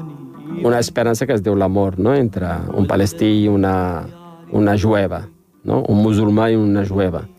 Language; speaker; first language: Catalan; non-native, fluent; Riffian